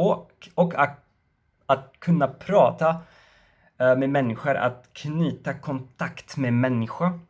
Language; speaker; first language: Swedish; non-native, learner; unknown